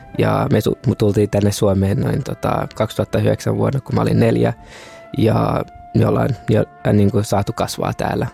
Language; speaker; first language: Finnish; early bilingual, other home language; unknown